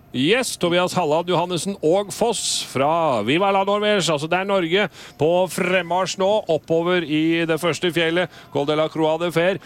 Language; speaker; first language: Norwegian; native; Norwegian